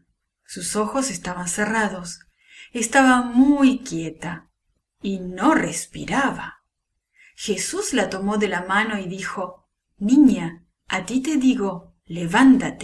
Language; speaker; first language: Spanish; native; Spanish